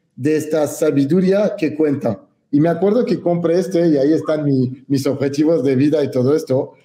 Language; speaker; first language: Spanish; non-native, fluent; French